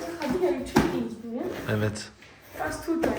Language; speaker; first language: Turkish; non-native, learner; Polish